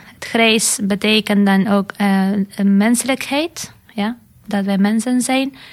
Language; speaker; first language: Dutch; non-native, fluent; Spanish